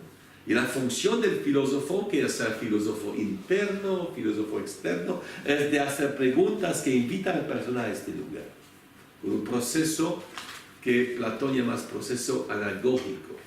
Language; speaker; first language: Spanish; non-native, fluent; French